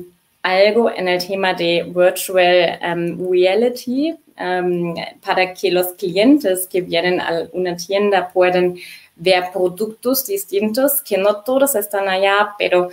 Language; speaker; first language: Spanish; non-native, fluent; German